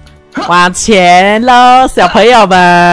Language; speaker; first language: Chinese; native; Chinese